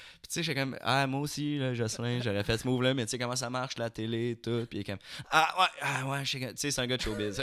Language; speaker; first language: French; native; French